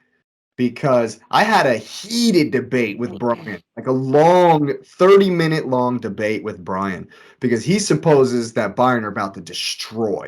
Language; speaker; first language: English; native; English